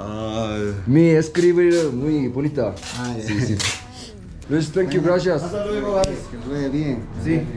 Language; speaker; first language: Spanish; non-native, learner; Korean